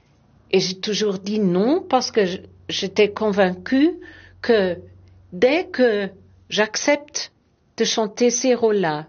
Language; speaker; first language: French; non-native, fluent; German